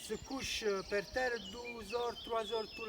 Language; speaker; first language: French; non-native, learner; Italian